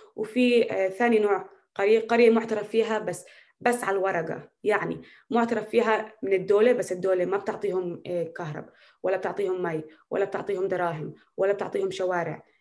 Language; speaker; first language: Arabic; native; Arabic